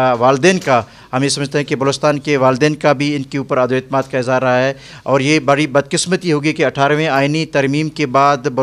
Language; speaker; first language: Urdu; non-native, local second language; Baluchi